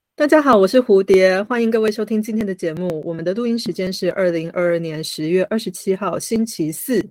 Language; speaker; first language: Chinese; native; Chinese